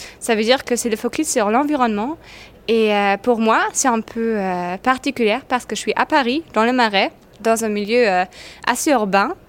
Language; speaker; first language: French; non-native, fluent; German